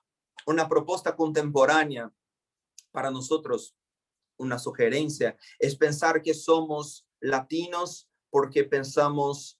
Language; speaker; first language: Spanish; non-native, fluent; Portuguese